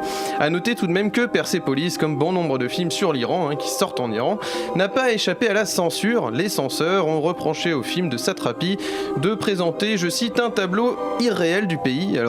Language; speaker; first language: French; native; French